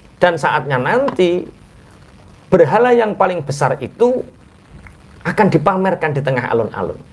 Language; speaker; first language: Indonesian; non-native, local second language; Javanese